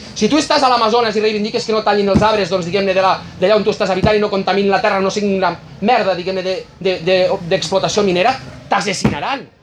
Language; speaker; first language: Catalan; native; Catalan